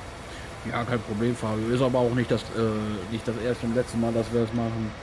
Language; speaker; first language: German; native; German